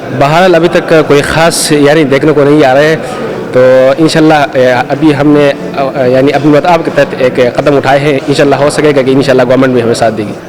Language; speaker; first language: Urdu; non-native, local second language; Khowar